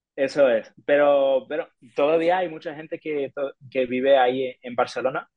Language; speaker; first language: Spanish; non-native, fluent; English